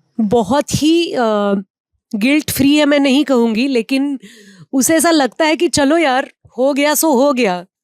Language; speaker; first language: Hindi; non-native, local second language; Marathi